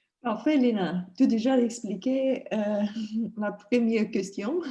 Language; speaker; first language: French; non-native, learner; English